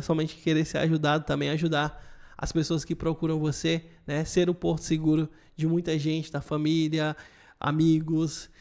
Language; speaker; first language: Portuguese; native; Portuguese